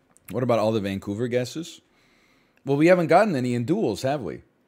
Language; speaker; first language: English; native; English